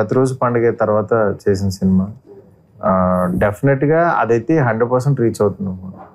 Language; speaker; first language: Telugu; native; Telugu